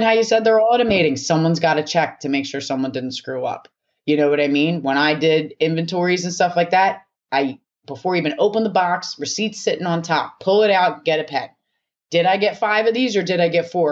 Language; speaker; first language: English; native; English